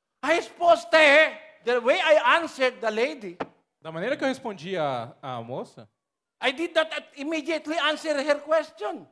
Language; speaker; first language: Portuguese; non-native, learner; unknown